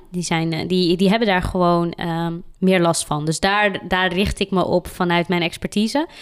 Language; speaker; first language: Dutch; early bilingual, other home language; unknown